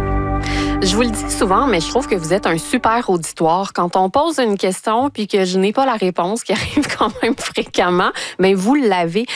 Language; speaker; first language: French; native; French